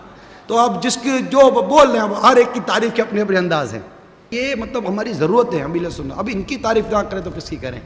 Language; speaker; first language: Urdu; native; Urdu